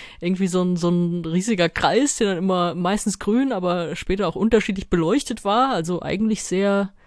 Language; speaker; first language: German; native; German